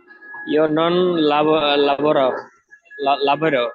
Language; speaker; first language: Italian; non-native, learner; Bangla